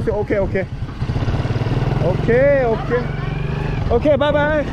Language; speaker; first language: English; non-native, learner; Korean